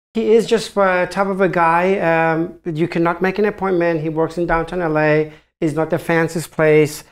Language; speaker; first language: English; non-native, fluent; German